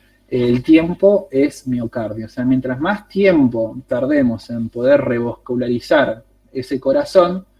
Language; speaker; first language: Spanish; native; Spanish